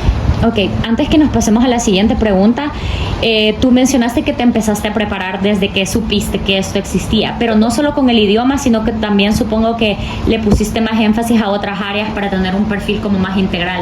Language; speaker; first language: Spanish; native; Spanish